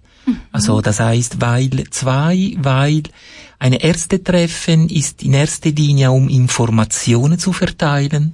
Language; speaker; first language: German; non-native, fluent; Italian